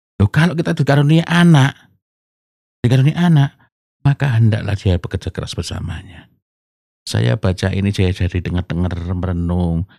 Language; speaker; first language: Indonesian; non-native, local second language; Javanese